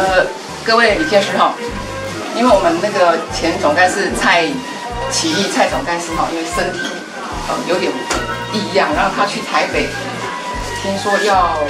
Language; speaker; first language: Chinese; native; Chinese